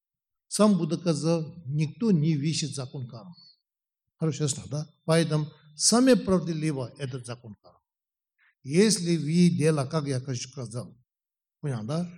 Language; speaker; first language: Russian; non-native, learner; Tibetan